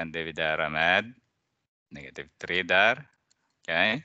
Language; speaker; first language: Swedish; non-native, fluent; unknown